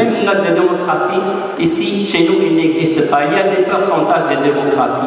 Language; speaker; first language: French; non-native, fluent; Arabic